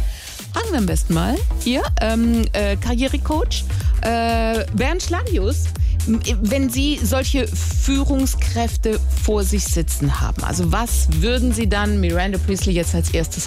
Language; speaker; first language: German; native; German